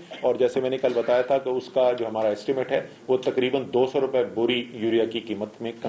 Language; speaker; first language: Urdu; native; Urdu